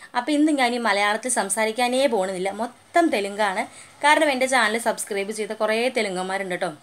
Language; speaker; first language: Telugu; non-native, learner; Malayalam